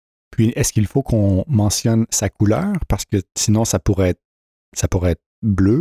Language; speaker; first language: French; early bilingual, heritage; French